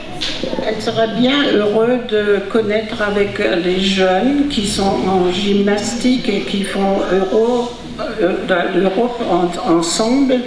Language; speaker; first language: French; non-native, fluent; German